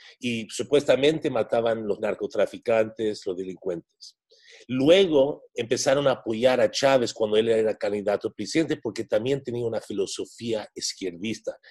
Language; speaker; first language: Spanish; non-native, fluent; English